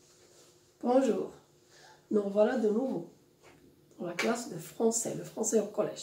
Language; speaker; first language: French; non-native, local second language; Arabic